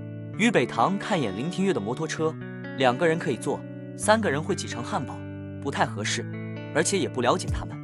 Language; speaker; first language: Chinese; native; Chinese